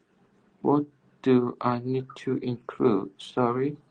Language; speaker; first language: English; non-native, learner; Cantonese